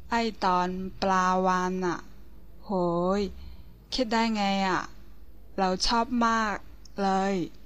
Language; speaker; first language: Thai; non-native, learner; Chinese